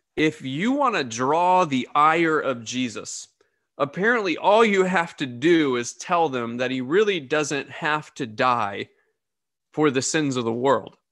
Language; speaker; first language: English; native; English